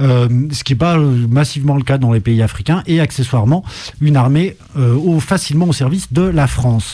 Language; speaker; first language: French; native; French